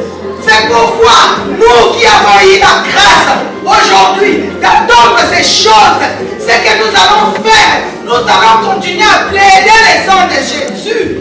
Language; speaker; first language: French; non-native, local second language; Lingala